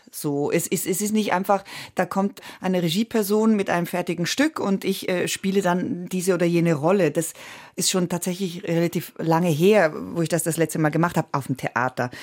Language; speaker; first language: German; early bilingual, other home language; Italian